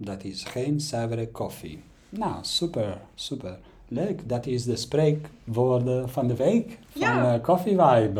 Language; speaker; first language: Dutch; non-native, learner; Italian